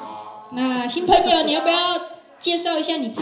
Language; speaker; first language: Chinese; native; Chinese